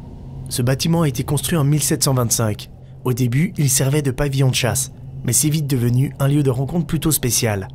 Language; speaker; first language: French; native; French